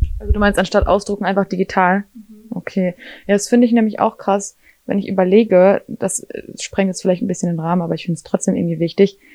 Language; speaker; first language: German; native; German